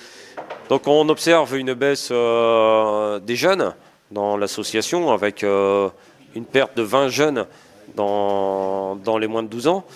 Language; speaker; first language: French; native; French